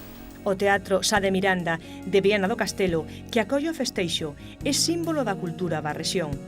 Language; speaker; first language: Galician; native; Galician